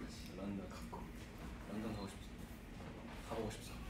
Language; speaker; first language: Korean; non-native, learner; Japanese